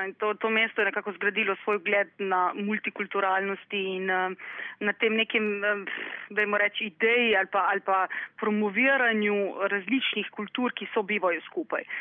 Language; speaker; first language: Slovenian; early bilingual, other home language; Bosnian